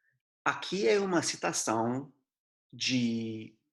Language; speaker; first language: Portuguese; non-native, fluent; English